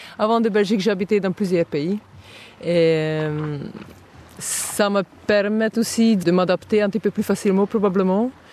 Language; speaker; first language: French; non-native, fluent; Hungarian